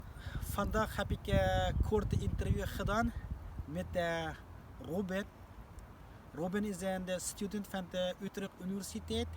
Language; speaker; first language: Dutch; non-native, learner; Uyghur